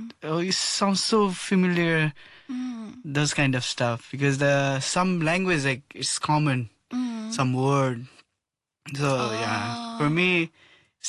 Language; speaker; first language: English; non-native, local second language; Nepali